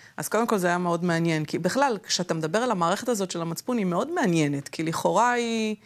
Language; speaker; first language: Hebrew; native; Hebrew